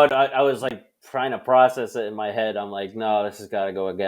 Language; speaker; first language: English; native; English